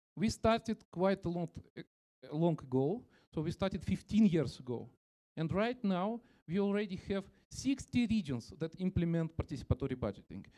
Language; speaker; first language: English; non-native, fluent; Russian